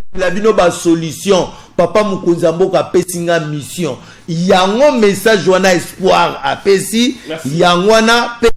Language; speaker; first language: Lingala; non-native, local second language; Kongo